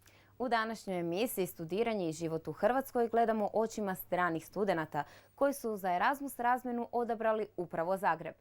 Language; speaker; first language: Croatian; native; Croatian